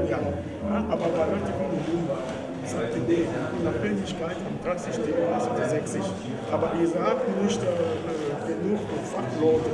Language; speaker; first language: German; non-native, fluent; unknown